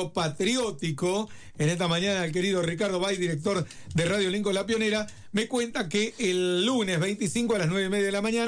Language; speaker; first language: Spanish; native; Spanish